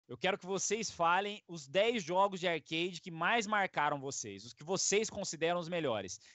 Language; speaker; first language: Portuguese; native; Portuguese